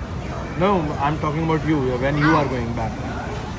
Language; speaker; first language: English; non-native, local second language; Hindi